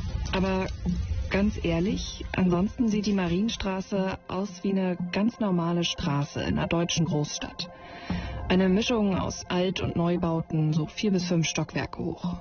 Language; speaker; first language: German; native; German